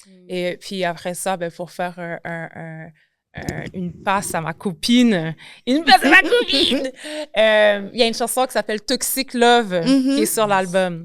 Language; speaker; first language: French; native; French